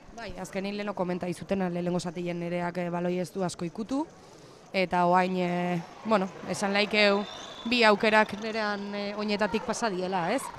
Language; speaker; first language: Basque; native; Basque